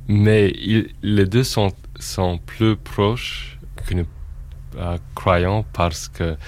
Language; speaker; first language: French; non-native, fluent; English